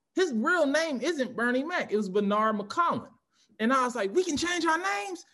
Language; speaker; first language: English; native; English